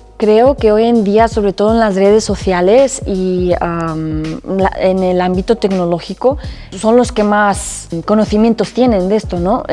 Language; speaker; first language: Spanish; early bilingual, other home language; Romanian